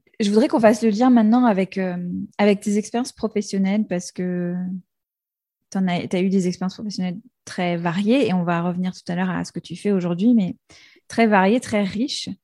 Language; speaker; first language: French; native; French